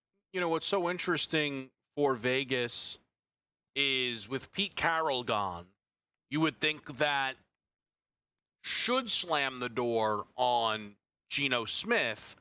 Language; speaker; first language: English; native; English